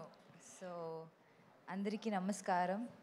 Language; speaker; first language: Telugu; non-native, local second language; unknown